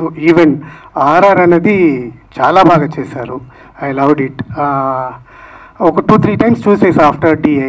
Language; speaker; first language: Telugu; non-native, fluent; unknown